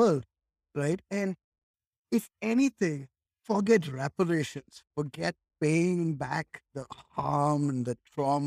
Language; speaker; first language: English; native; English